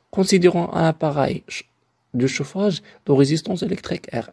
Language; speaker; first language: French; non-native, local second language; Arabic